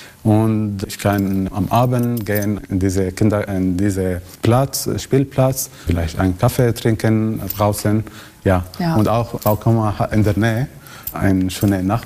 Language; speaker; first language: German; non-native, learner; Arabic